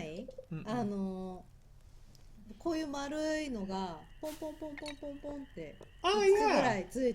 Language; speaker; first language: Japanese; native; Japanese